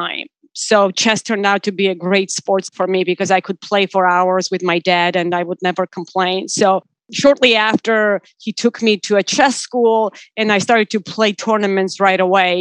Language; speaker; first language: English; non-native, fluent; Georgian